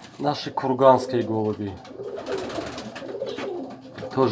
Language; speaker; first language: Russian; non-native, local second language; Tajik